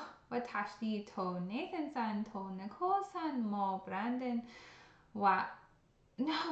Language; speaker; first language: Japanese; non-native, learner; English